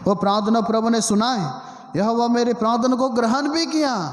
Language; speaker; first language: Hindi; non-native, local second language; Telugu